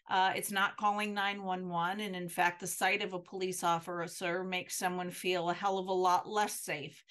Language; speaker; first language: English; native; English